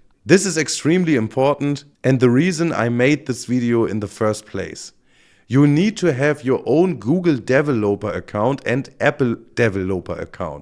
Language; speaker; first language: English; non-native, fluent; German